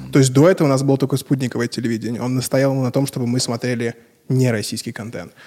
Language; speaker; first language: Russian; native; Russian